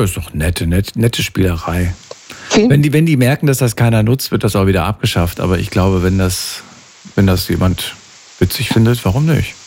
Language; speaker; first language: German; native; German